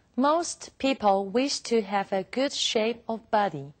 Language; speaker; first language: English; non-native, fluent; Chinese